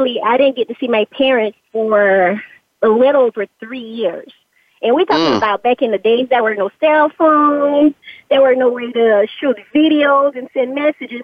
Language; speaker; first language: English; early bilingual, other home language; Haitian Creole